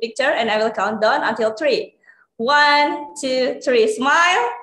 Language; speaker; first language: English; non-native, learner; Indonesian